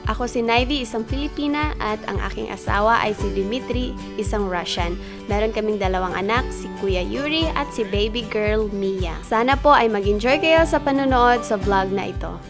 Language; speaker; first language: Filipino; non-native, local second language; Cebuano